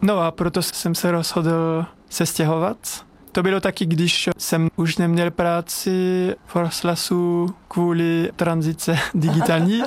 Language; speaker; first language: Czech; non-native, fluent; French